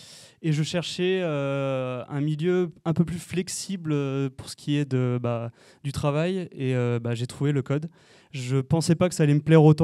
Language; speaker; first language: French; native; French